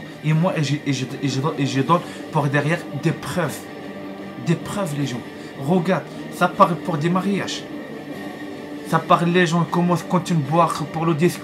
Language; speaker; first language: French; non-native, learner; Arabic